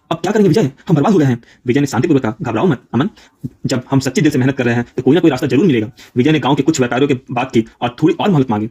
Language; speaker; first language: Hindi; native; Hindi